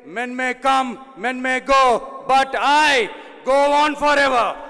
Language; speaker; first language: English; non-native, local second language; Tamil